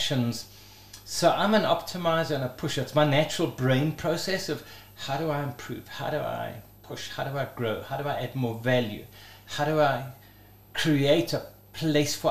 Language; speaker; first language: English; native; English